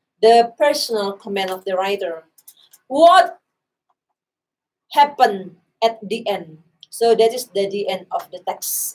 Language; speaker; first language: English; non-native, fluent; Indonesian